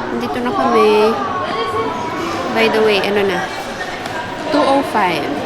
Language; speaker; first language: Filipino; native; Filipino